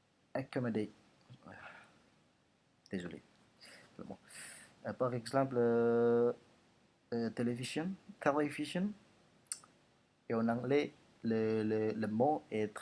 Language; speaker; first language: French; non-native, learner; Indonesian